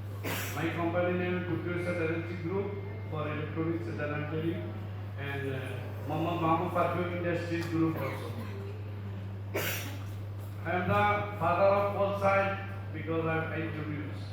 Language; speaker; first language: English; non-native, learner; Bangla